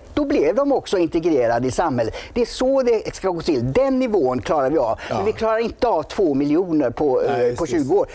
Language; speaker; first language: Swedish; native; Swedish